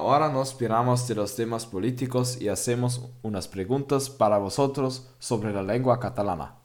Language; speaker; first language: Spanish; non-native, learner; German